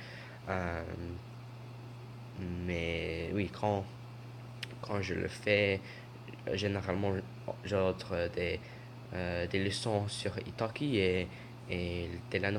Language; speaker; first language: French; non-native, learner; English